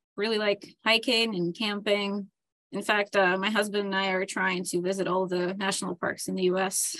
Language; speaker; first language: English; non-native, fluent; Ukrainian